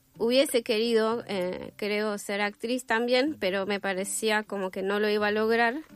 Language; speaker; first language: Spanish; non-native, fluent; French